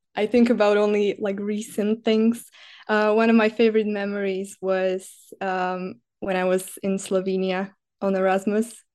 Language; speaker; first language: English; non-native, fluent; Slovak